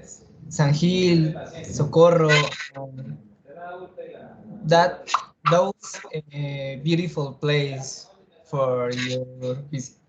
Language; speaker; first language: English; non-native, learner; Spanish